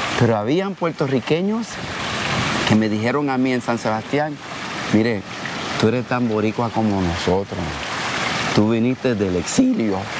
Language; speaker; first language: Spanish; early bilingual, heritage; Spanish